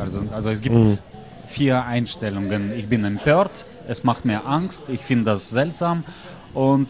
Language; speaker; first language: German; non-native, fluent; Russian